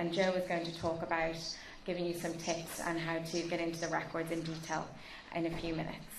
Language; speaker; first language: English; native; English